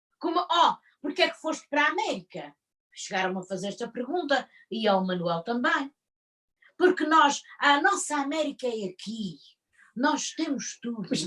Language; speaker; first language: Portuguese; native; Portuguese